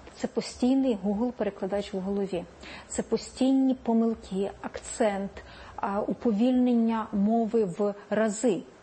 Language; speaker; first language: Ukrainian; native; Ukrainian